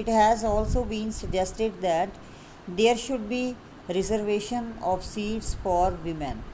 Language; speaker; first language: English; non-native, local second language; Punjabi